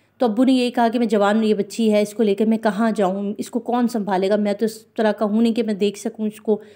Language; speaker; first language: Urdu; non-native, local second language; Punjabi